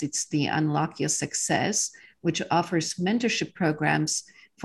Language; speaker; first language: English; non-native, fluent; Polish